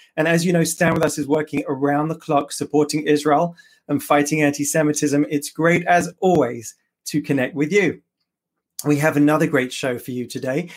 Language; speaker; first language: English; native; English